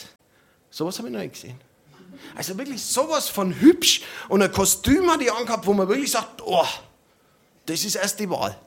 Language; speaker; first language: German; native; German